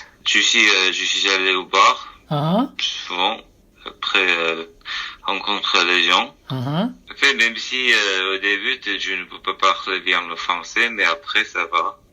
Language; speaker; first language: French; non-native, learner; Korean